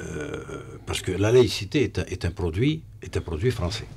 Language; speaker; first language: French; non-native, local second language; Arabic